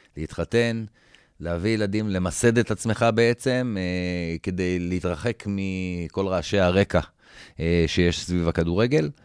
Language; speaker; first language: Hebrew; native; Hebrew